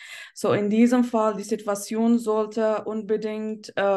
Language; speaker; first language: German; non-native, fluent; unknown